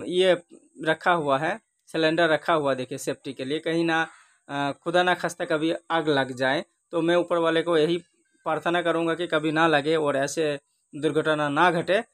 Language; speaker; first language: Hindi; non-native, local second language; Bangla